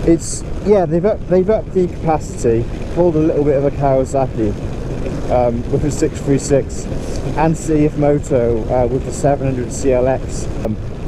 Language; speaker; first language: English; native; English